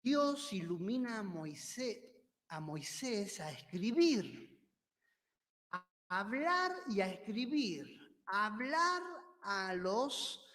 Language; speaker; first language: Spanish; native; Spanish